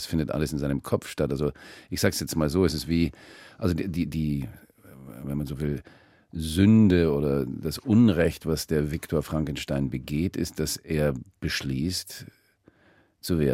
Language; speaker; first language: German; early bilingual, heritage; German